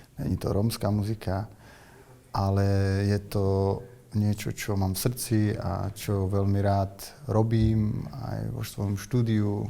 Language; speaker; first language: Slovak; native; Slovak